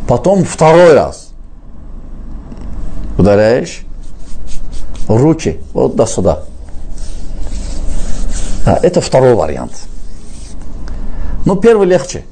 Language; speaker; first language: Russian; non-native, fluent; Azerbaijani